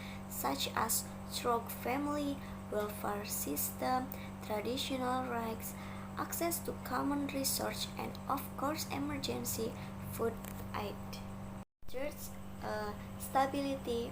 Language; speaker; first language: English; non-native, learner; Indonesian